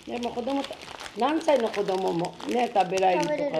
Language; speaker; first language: Japanese; non-native, fluent; Filipino